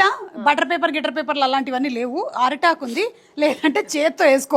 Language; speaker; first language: Telugu; native; Telugu